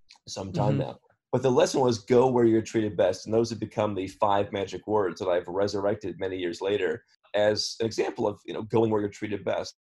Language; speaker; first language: English; native; English